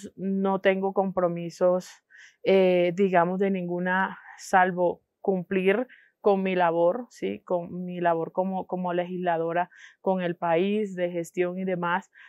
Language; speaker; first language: Spanish; non-native, local second language; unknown